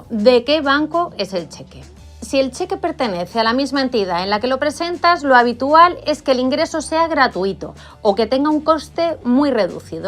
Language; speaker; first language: Spanish; native; Spanish